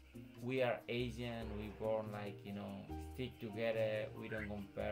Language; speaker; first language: English; non-native, learner; Tetum